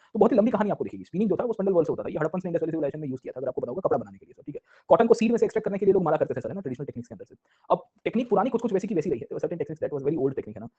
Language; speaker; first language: Hindi; non-native, local second language; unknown